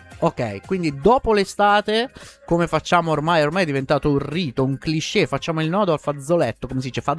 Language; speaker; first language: Italian; native; Italian